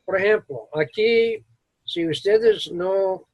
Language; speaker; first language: Spanish; non-native, fluent; English